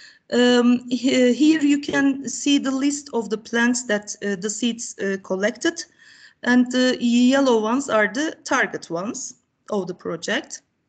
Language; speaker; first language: English; non-native, fluent; Turkish